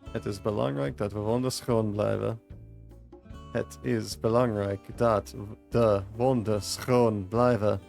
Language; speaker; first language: Dutch; non-native, learner; English